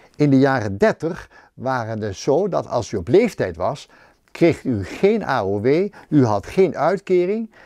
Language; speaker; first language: Dutch; native; Dutch